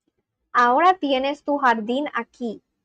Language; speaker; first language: Spanish; non-native, learner; Bangla